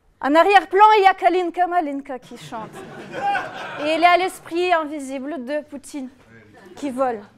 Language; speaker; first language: French; non-native, fluent; Russian